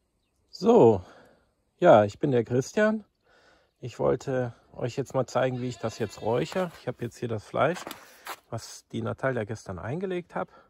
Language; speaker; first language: German; native; German